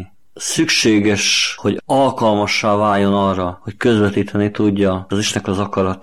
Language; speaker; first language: Hungarian; native; Hungarian